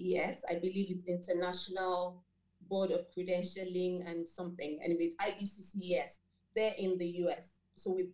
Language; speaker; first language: English; non-native, local second language; Yoruba